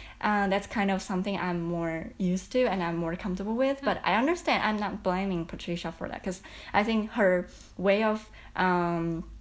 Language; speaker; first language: English; non-native, fluent; Chinese